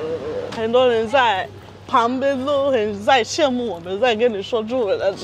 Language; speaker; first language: Chinese; non-native, fluent; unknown